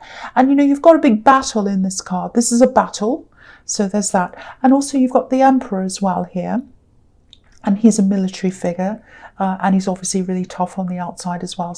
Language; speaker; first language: English; native; English